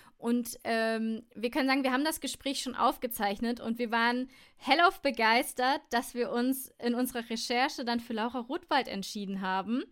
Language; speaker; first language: German; native; German